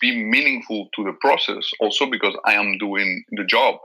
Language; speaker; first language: English; non-native, fluent; Catalan